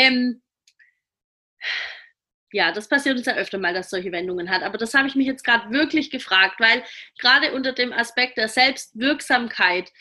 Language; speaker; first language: German; native; German